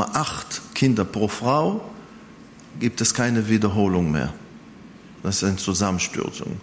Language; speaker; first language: German; non-native, fluent; Hebrew